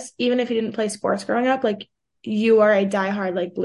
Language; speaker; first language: English; early bilingual, other home language; Portuguese